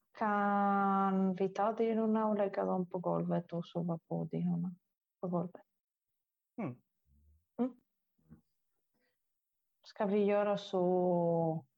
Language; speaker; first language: Swedish; non-native, fluent; Italian